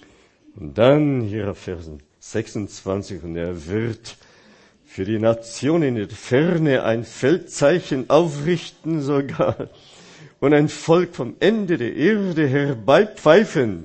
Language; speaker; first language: German; non-native, fluent; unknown